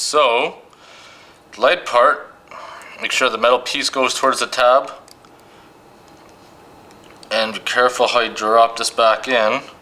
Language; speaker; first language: English; native; English